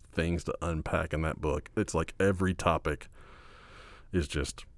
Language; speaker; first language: English; native; English